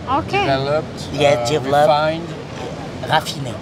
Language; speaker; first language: English; non-native, learner; French